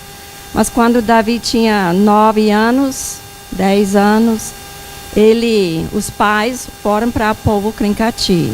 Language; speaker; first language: Portuguese; non-native, fluent; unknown